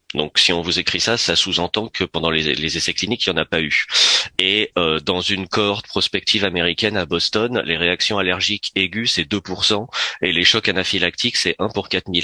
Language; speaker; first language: French; native; French